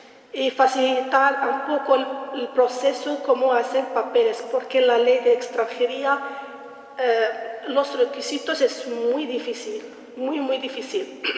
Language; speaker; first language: Spanish; non-native, learner; Arabic